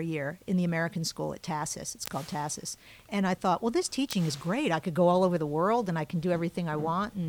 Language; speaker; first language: English; native; English